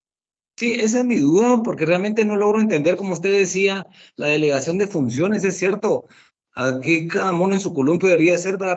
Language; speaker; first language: Spanish; native; Spanish